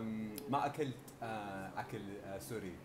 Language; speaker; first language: Arabic; non-native, learner; English